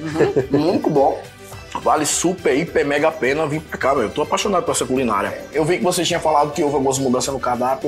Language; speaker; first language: Portuguese; native; Portuguese